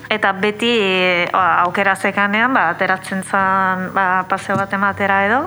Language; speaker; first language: Basque; non-native, fluent; Italian